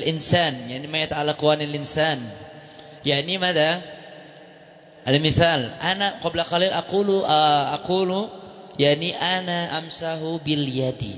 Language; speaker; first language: Arabic; non-native, fluent; Indonesian